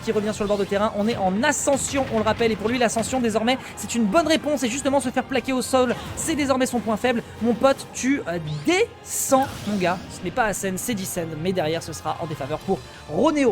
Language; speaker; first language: French; native; French